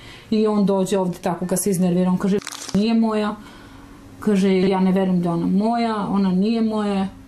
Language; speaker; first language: Serbian; native; Serbian